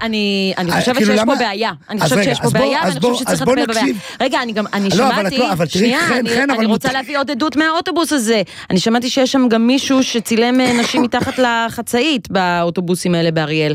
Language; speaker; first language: Hebrew; native; Hebrew